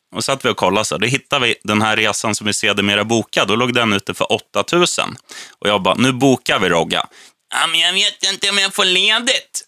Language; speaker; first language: Swedish; native; Swedish